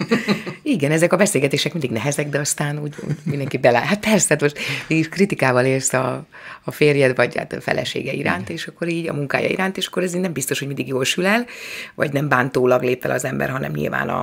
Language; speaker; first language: Hungarian; native; Hungarian